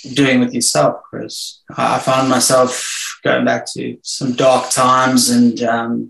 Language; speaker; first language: English; native; English